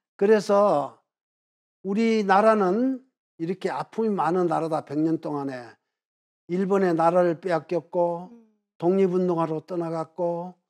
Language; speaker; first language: Korean; native; Korean